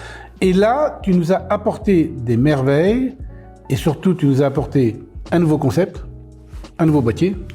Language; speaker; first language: French; native; French